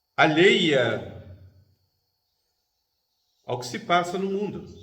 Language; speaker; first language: Portuguese; native; Portuguese